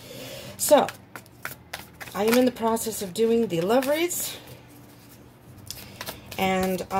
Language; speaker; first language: English; native; English